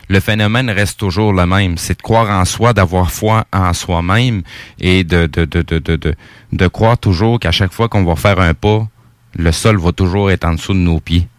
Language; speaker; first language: French; native; French